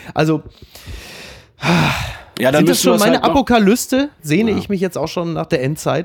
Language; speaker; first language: German; native; German